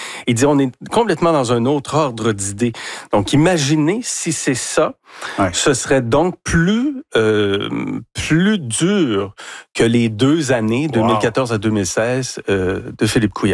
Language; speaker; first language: French; native; French